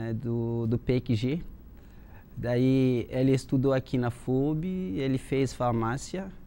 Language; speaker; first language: Portuguese; non-native, fluent; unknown